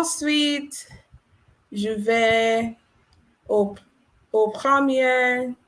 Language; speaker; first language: French; non-native, learner; English